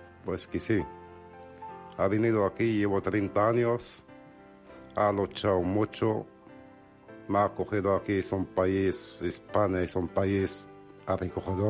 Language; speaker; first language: Spanish; non-native, fluent; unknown